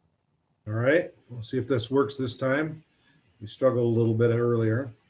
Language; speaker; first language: English; native; English